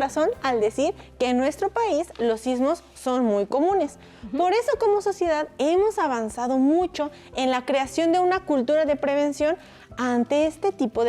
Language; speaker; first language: Spanish; native; Spanish